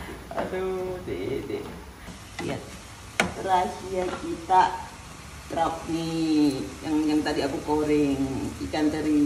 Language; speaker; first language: Indonesian; native; Indonesian